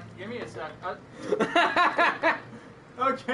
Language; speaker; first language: English; native; English